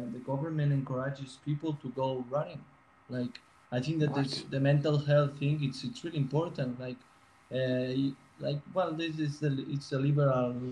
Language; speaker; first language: English; non-native, fluent; Spanish